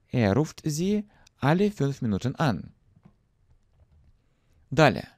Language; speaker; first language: German; non-native, fluent; Russian